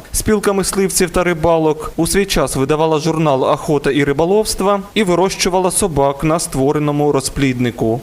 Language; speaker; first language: Ukrainian; native; Ukrainian